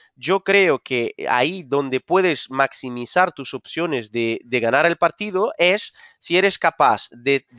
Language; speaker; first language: Spanish; non-native, fluent; Portuguese